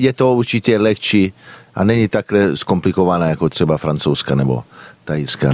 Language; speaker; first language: Czech; non-native, fluent; Italian